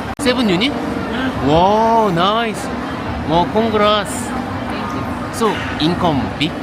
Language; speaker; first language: English; non-native, learner; Korean